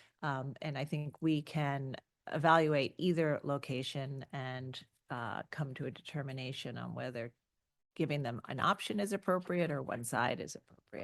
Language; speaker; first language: English; native; English